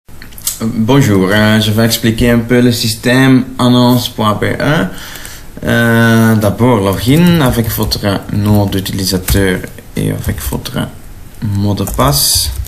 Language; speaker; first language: French; non-native, local second language; Dutch